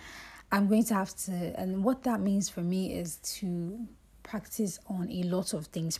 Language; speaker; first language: English; non-native, local second language; Yoruba